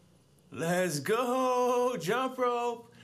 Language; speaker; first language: English; native; English